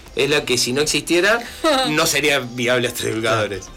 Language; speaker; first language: Spanish; native; Spanish